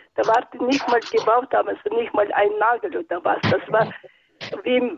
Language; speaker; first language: German; non-native, fluent; Russian